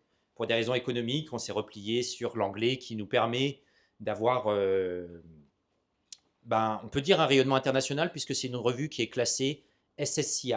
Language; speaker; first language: French; native; French